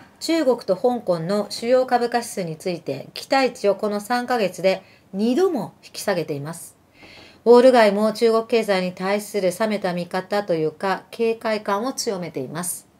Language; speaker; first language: Japanese; early bilingual, other home language; Arabic